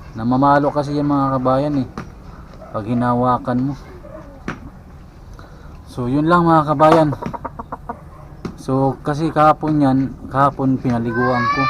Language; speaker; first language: Filipino; non-native, local second language; Cebuano